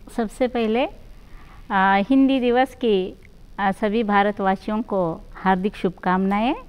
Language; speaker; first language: Hindi; non-native, local second language; Marathi